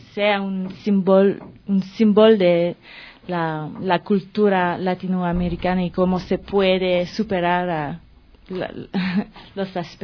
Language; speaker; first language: Spanish; non-native, fluent; French